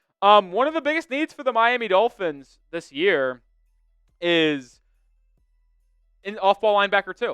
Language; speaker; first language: English; native; English